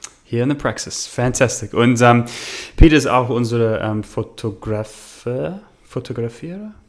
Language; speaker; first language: German; non-native, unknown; English